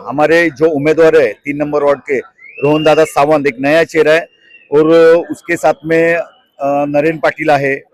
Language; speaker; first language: Hindi; non-native, local second language; Marathi